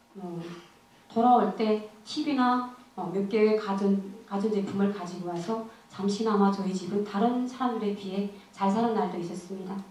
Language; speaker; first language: Korean; native; Korean